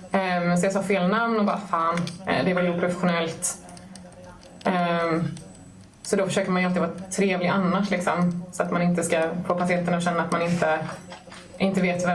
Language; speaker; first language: Swedish; native; Swedish